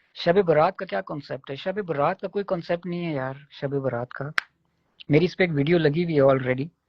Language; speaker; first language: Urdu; native; Urdu